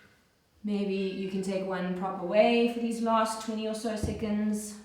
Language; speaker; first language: English; native; English